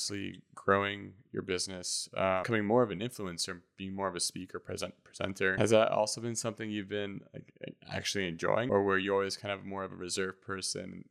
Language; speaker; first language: English; native; English